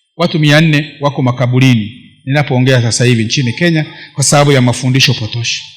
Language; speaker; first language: Swahili; non-native, local second language; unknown